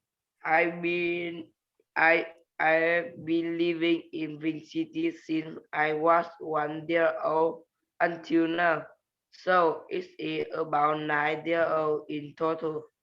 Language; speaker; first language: English; non-native, learner; Vietnamese